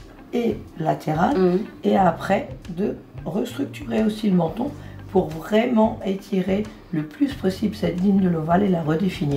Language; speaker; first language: French; native; French